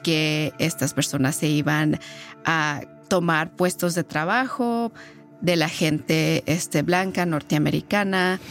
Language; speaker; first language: Spanish; early bilingual, heritage; Spanish